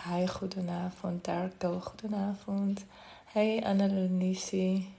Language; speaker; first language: Dutch; non-native, fluent; Afrikaans